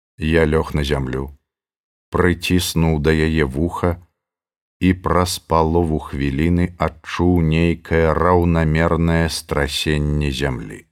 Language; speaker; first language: Belarusian; native; Belarusian